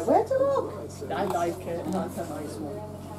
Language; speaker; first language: English; native; English